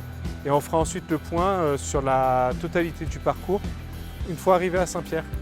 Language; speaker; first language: French; native; French